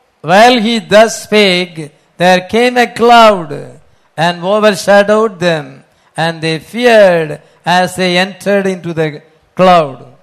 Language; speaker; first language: English; non-native, local second language; Tamil